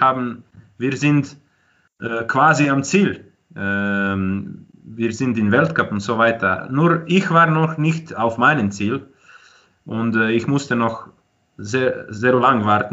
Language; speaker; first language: German; non-native, fluent; Croatian